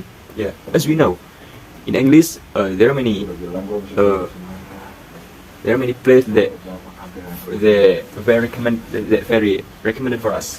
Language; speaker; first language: English; non-native, learner; Indonesian